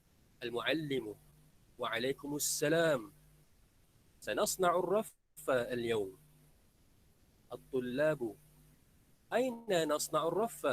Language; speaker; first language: Arabic; non-native, learner; Malay